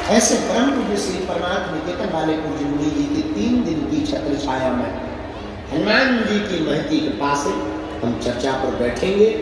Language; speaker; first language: Hindi; native; Hindi